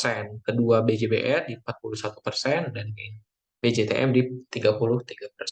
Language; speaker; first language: Indonesian; native; Indonesian